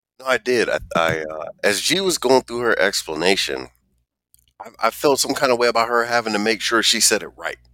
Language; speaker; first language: English; native; English